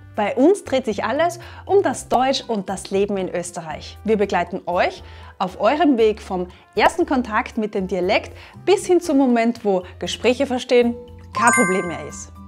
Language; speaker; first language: German; native; German